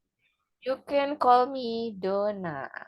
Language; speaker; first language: English; non-native, learner; Indonesian